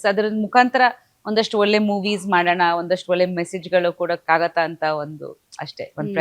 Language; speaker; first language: Kannada; non-native, local second language; Bangla